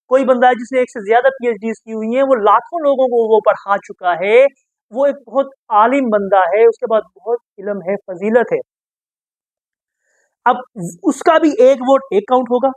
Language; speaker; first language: Urdu; native; Urdu